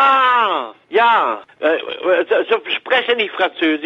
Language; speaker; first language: German; non-native, learner; French